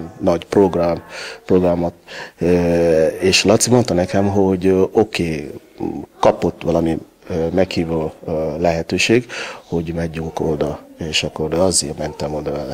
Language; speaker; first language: Hungarian; non-native, learner; Yoruba